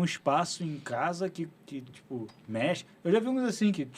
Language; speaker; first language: Portuguese; native; Portuguese